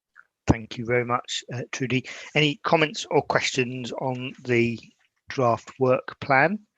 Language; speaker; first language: English; native; English